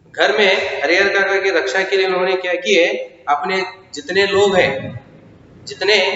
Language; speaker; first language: Hindi; non-native, local second language; Kannada